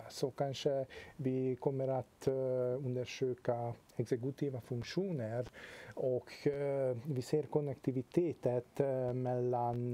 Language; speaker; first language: Swedish; non-native, fluent; Hungarian